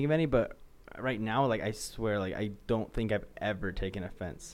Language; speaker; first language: English; native; English